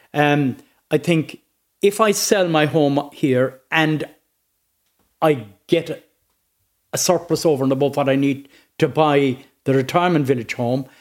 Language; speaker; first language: English; native; English